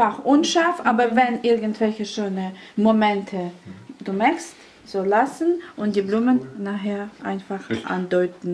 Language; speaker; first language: German; non-native, fluent; Russian